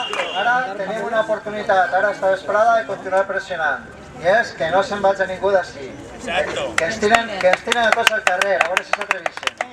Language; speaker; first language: Catalan; native; Catalan